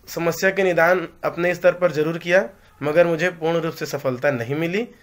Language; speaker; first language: Hindi; native; Hindi